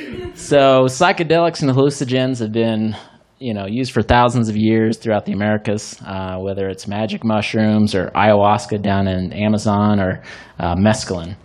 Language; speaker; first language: English; native; English